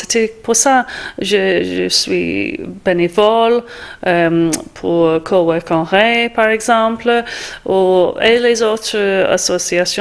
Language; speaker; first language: French; non-native, fluent; English